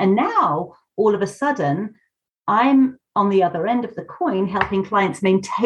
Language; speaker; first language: English; native; English